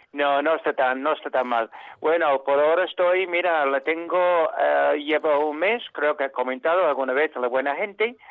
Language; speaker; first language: Spanish; non-native, fluent; English